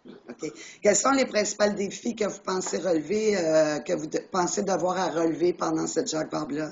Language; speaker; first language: French; native; French